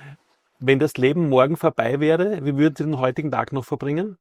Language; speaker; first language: German; native; German